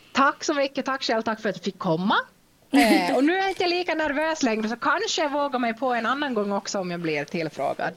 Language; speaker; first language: Swedish; native; Swedish